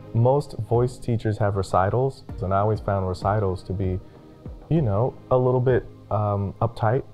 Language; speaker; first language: English; native; English